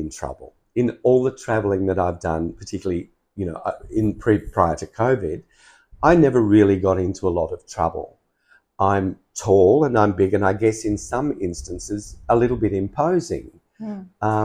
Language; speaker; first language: English; native; English